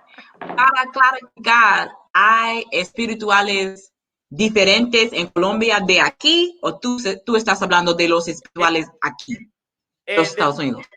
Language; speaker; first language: Spanish; non-native, learner; English